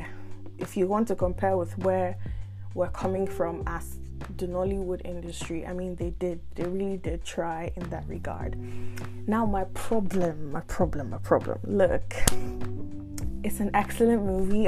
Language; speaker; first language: English; non-native, local second language; Igbo